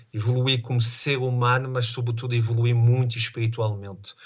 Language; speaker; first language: Portuguese; native; Portuguese